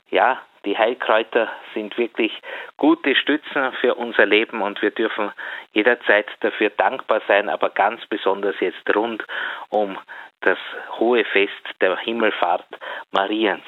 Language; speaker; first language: German; native; German